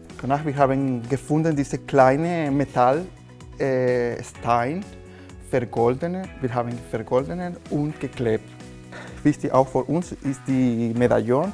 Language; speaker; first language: German; non-native, learner; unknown